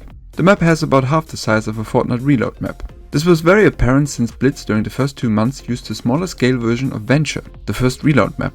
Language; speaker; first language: English; non-native, fluent; German